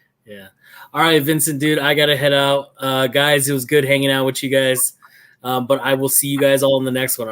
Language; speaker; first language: English; native; English